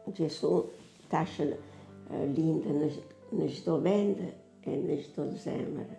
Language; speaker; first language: Albanian; non-native, learner; Italian